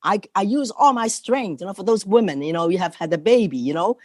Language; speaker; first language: English; non-native, local second language; Cantonese